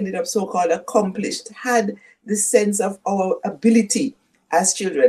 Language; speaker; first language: English; non-native, local second language; Jamaican Creole English